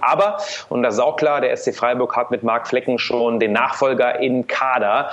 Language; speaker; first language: German; native; German